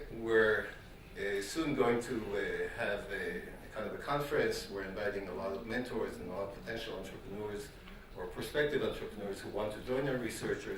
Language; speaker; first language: English; non-native, fluent; Hebrew